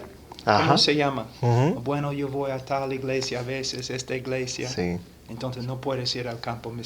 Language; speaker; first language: Spanish; non-native, fluent; English